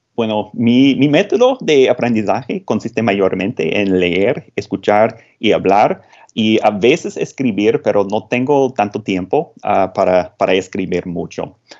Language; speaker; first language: Spanish; non-native, fluent; English